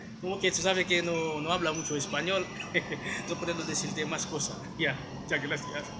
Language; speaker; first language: Spanish; non-native, learner; Haitian Creole